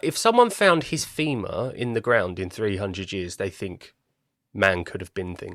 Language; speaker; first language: English; native; English